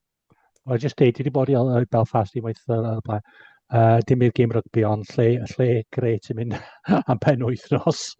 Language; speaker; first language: Welsh; non-native, fluent; English